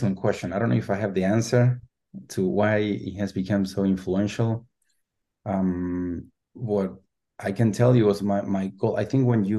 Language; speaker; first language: English; non-native, fluent; Spanish